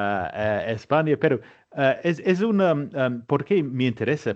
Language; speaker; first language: Spanish; non-native, fluent; English